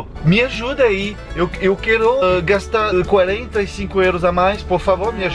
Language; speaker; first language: Portuguese; non-native, fluent; French